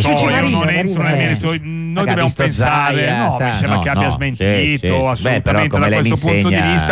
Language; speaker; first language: Italian; native; Italian